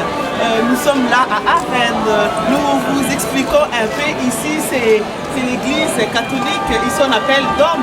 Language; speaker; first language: French; non-native, local second language; Lingala